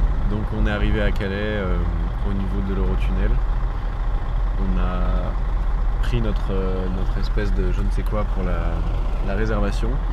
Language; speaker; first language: French; native; French